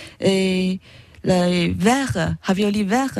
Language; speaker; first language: French; non-native, learner; Chinese